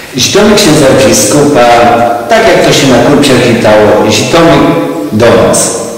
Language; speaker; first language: Polish; native; Polish